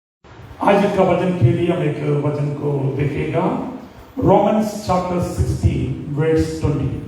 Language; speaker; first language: Hindi; non-native, local second language; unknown